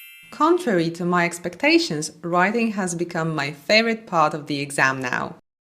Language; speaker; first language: English; non-native, fluent; Polish